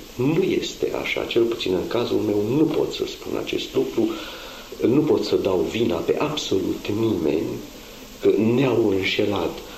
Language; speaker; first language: Romanian; non-native, local second language; Hungarian